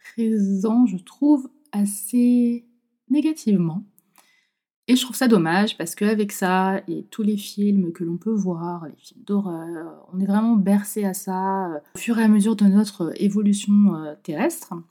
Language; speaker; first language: French; native; French